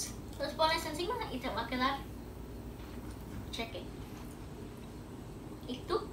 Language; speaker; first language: Spanish; early bilingual, heritage; Spanish